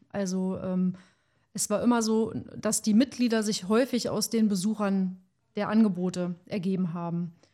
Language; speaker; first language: German; native; German